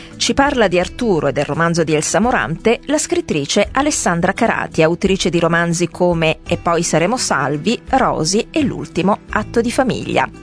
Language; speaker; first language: Italian; native; Italian